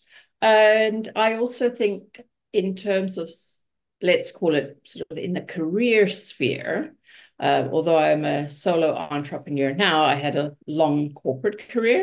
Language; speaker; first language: English; native; English